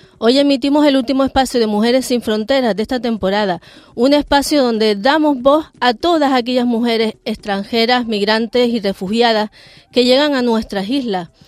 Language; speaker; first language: Spanish; native; Spanish